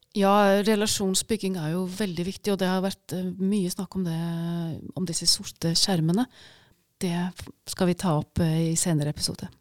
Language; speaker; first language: Norwegian; native; Norwegian